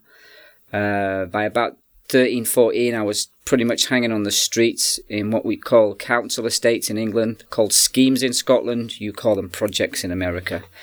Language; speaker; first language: English; native; English